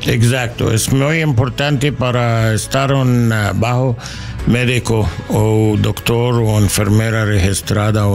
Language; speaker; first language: Spanish; non-native, learner; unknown